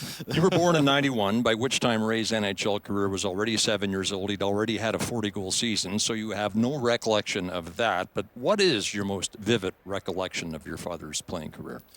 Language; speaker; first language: English; native; English